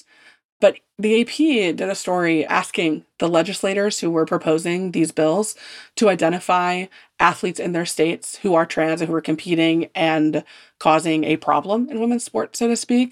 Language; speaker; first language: English; native; English